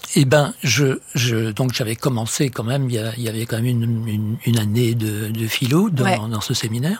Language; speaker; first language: French; native; French